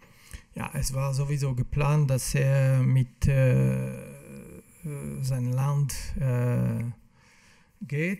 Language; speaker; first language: German; non-native, local second language; French